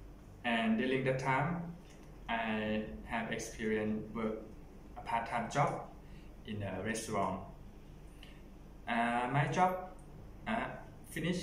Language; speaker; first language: English; non-native, learner; Thai